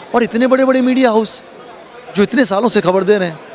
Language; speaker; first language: Hindi; native; Hindi